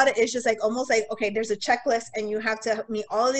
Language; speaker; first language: English; early bilingual, other home language; Spanish